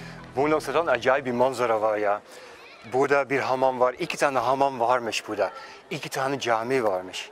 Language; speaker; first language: Turkish; non-native, fluent; Dutch